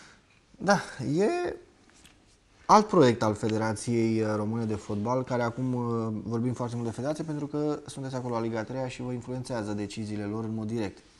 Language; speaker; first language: Romanian; native; Romanian